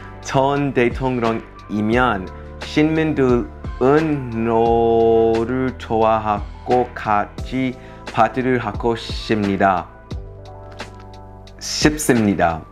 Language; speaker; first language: Korean; non-native, learner; English